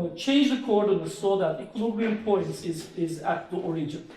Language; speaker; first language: English; non-native, fluent; Turkish